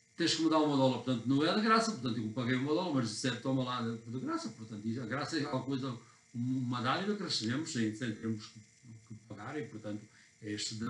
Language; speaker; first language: Portuguese; native; Portuguese